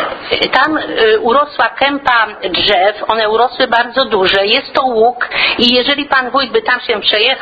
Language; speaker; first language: Polish; native; Polish